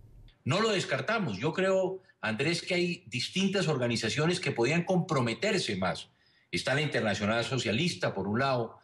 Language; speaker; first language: Spanish; native; Spanish